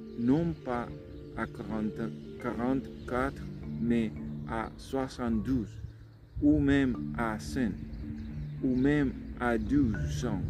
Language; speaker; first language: French; non-native, learner; Spanish